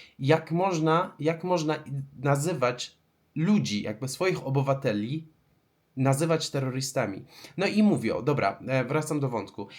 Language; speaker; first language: Polish; non-native, fluent; Persian